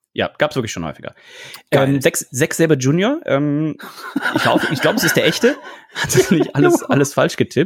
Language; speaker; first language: German; native; German